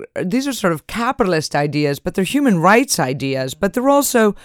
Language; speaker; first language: English; early bilingual, other home language; Spanish